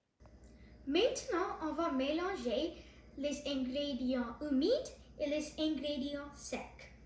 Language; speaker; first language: French; non-native, learner; Tamil